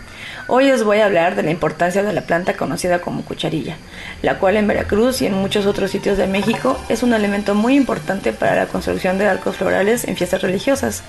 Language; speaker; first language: Spanish; native; Spanish